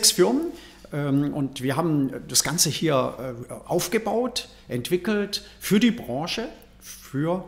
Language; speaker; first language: German; native; German